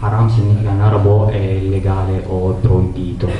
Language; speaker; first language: Italian; non-native, learner; Arabic